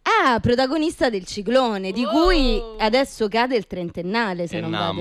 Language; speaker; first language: Italian; native; Italian